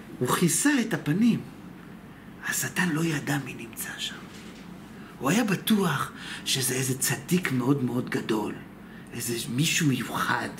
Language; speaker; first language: Hebrew; native; Hebrew